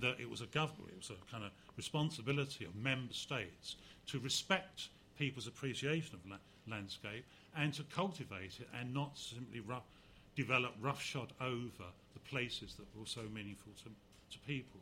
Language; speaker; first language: English; native; English